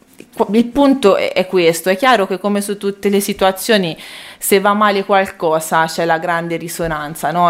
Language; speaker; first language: Italian; native; Italian